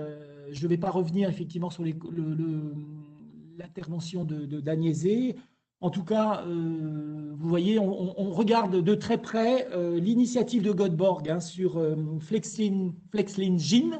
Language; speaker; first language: French; native; French